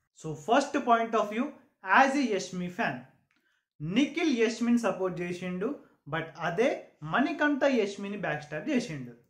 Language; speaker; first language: Telugu; non-native, local second language; Urdu